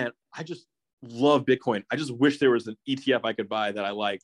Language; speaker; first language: English; native; English